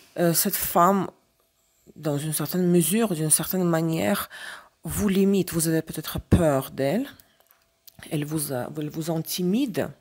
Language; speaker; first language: French; non-native, fluent; Russian